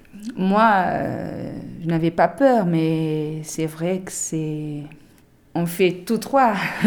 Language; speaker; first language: French; non-native, learner; Portuguese